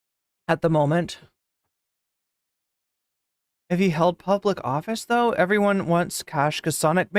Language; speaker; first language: English; native; English